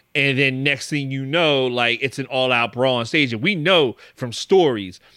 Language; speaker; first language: English; native; English